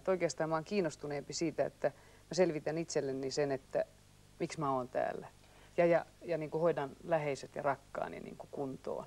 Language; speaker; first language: Finnish; native; Finnish